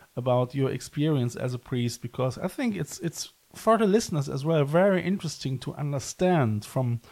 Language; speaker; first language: English; non-native, fluent; German